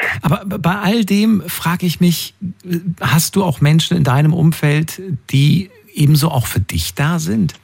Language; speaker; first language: German; native; German